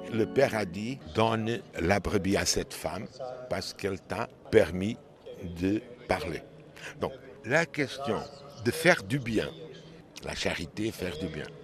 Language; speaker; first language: French; non-native, fluent; Portuguese